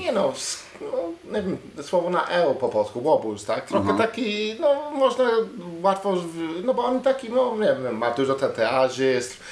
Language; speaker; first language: Polish; non-native, learner; English